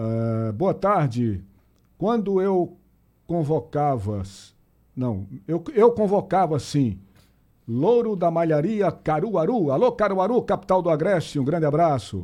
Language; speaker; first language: Portuguese; native; Portuguese